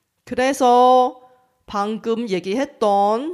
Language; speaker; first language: Korean; non-native, fluent; Chinese